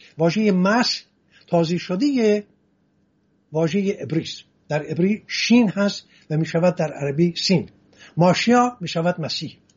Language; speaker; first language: Persian; non-native, local second language; Assyrian Neo-Aramaic